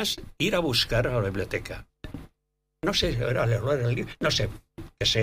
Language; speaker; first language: Spanish; native; Spanish